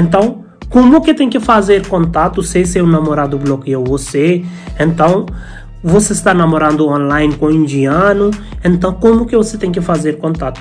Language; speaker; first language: Portuguese; non-native, learner; Hindi